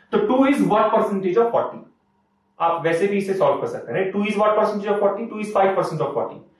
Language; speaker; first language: Hindi; native; Hindi